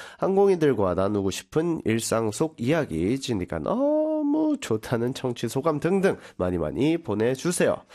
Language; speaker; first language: Korean; native; Korean